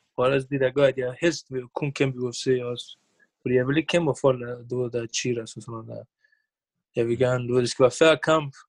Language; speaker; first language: Danish; early bilingual, other home language; Bosnian